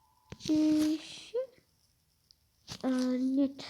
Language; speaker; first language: Russian; non-native, local second language; Kazakh